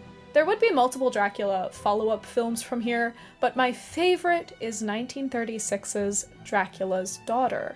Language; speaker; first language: English; native; English